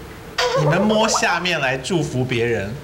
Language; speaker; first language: Chinese; native; Chinese